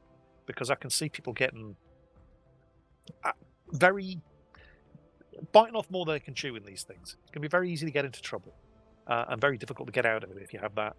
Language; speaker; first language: English; native; English